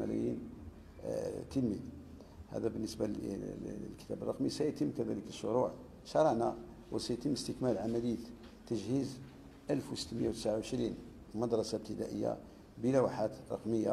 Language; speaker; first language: Arabic; native; Arabic